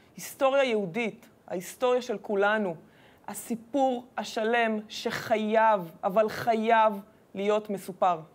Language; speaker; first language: Hebrew; native; Hebrew